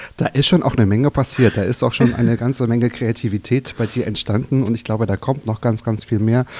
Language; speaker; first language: German; native; German